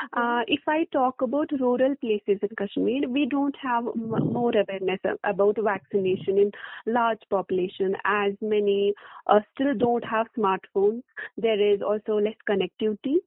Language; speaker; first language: English; non-native, local second language; Kashmiri